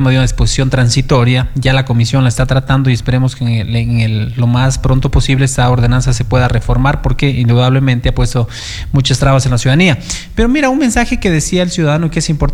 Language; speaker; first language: Spanish; native; Spanish